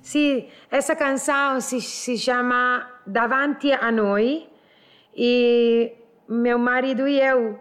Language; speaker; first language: Portuguese; non-native, learner; Italian